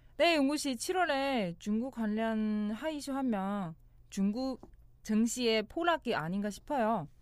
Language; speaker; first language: Korean; non-native, fluent; Chinese